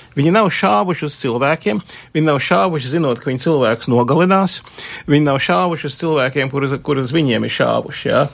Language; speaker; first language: Latvian; early bilingual, heritage; Latvian